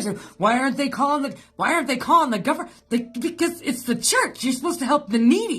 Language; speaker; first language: English; native; English